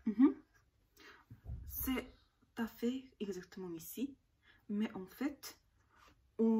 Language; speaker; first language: French; non-native, learner; Korean